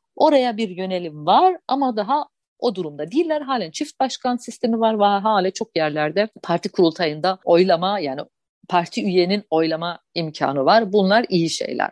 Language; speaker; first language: Turkish; early bilingual, heritage; Turkish